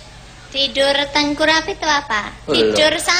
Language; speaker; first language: Indonesian; non-native, fluent; English